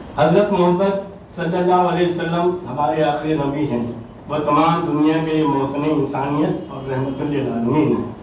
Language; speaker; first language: Urdu; native; Urdu